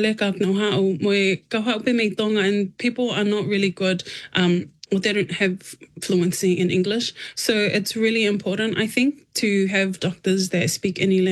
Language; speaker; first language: English; native; English